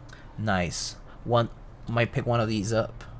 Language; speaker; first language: English; native; English